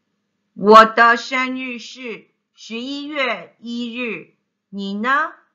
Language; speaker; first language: Chinese; non-native, learner; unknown